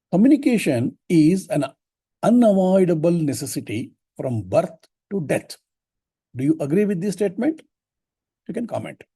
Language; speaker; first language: English; non-native, local second language; Kannada